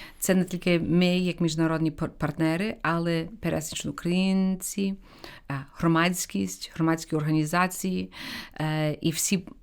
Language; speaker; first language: Ukrainian; early bilingual, heritage; Ukrainian